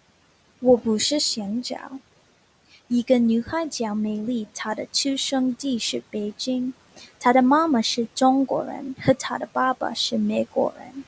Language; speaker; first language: Chinese; non-native, learner; English